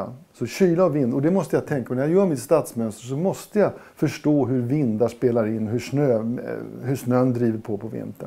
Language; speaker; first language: Swedish; native; Swedish